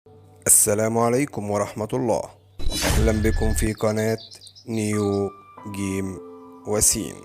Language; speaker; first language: Arabic; native; Arabic